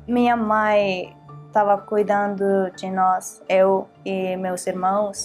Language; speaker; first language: Portuguese; non-native, learner; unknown